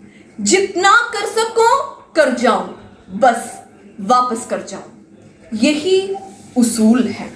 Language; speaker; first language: Hindi; non-native, local second language; Malayalam